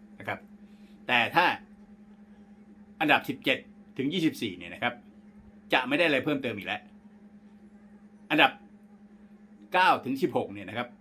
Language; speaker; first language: Thai; native; Thai